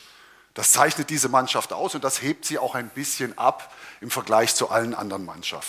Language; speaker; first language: German; native; German